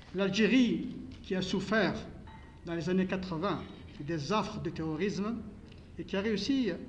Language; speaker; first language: French; non-native, local second language; Arabic